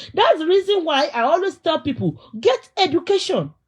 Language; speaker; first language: English; non-native, local second language; Yoruba